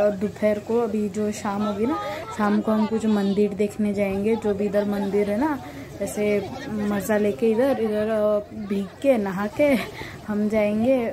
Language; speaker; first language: Hindi; non-native, local second language; Bangla